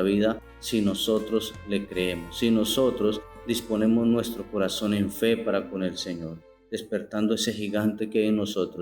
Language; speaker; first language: Spanish; native; Spanish